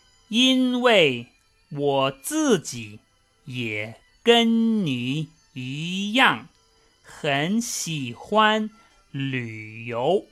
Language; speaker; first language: Chinese; non-native, fluent; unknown